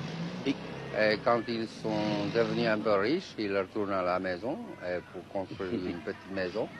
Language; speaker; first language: French; non-native, fluent; Chinese